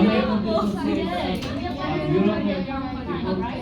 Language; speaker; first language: English; non-native, learner; Arabic